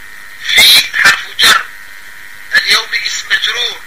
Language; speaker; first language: Arabic; non-native, fluent; French